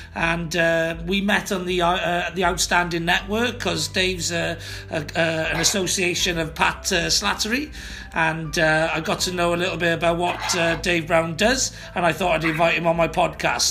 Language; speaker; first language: English; native; English